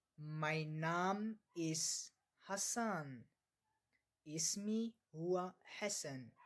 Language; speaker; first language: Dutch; non-native, learner; Arabic